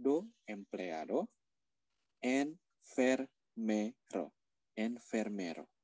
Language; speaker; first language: Spanish; non-native, fluent; Indonesian